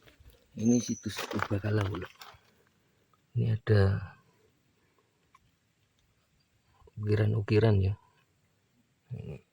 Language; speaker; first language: Indonesian; non-native, local second language; Javanese